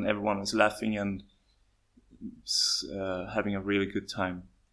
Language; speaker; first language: English; non-native, fluent; Swedish